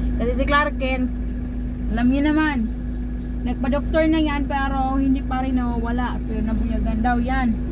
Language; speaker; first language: Filipino; non-native, local second language; Cebuano